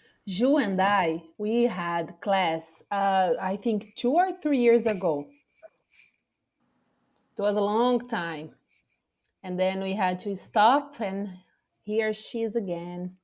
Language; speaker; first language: English; non-native, fluent; Portuguese